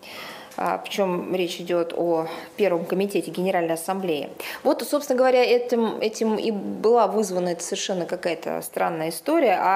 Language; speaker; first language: Russian; native; Russian